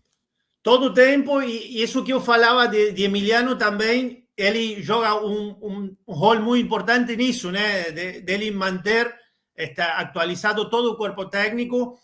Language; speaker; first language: Portuguese; non-native, learner; Spanish